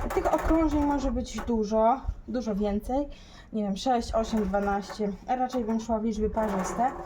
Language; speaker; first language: Polish; native; Polish